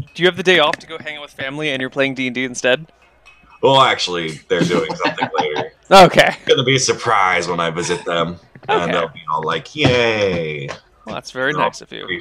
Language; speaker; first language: English; native; English